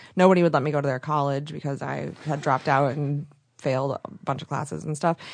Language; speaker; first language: English; native; English